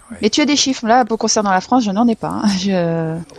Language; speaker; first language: French; native; French